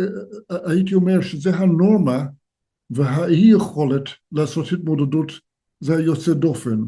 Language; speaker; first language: Hebrew; non-native, fluent; English